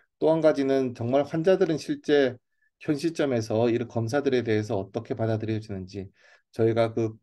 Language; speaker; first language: Korean; native; Korean